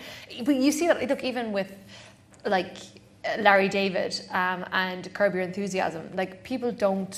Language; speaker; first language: English; native; English